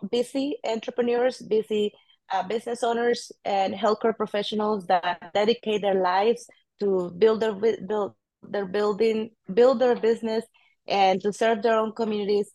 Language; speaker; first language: English; non-native, fluent; Spanish